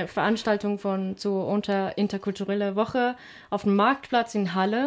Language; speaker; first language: German; non-native, fluent; Ukrainian